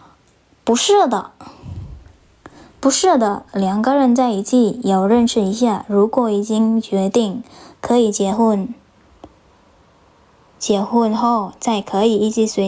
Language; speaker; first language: Chinese; non-native, learner; Indonesian